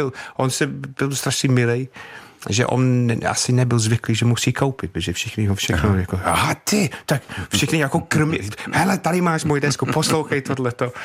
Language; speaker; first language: Czech; non-native, fluent; English